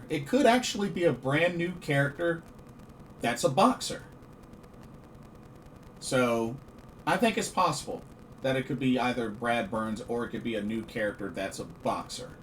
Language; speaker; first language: English; native; English